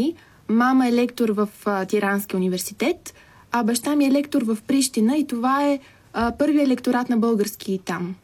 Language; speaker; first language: Bulgarian; early bilingual, heritage; Bulgarian